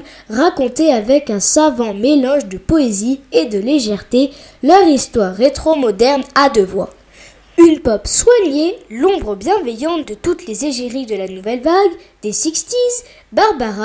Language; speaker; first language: French; native; French